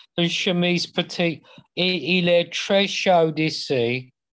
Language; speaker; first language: French; non-native, learner; English